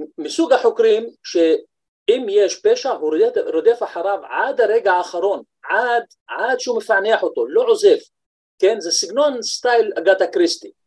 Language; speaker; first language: Hebrew; non-native, local second language; Arabic